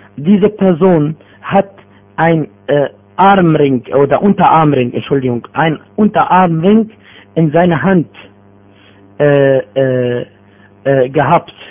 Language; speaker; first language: German; non-native, fluent; Arabic